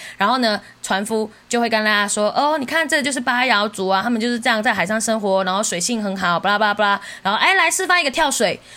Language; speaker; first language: Chinese; native; Chinese